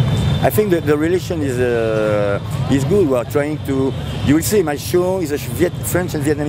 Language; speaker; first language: English; non-native, fluent; French